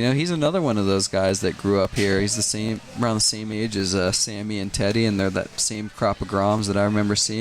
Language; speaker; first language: English; native; English